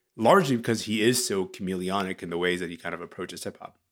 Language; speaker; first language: English; early bilingual, other home language; Arabic